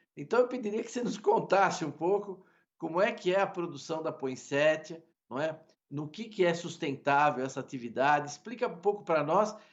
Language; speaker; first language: Portuguese; native; Portuguese